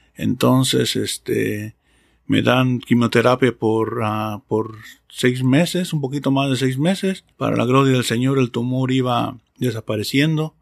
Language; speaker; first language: Spanish; native; Spanish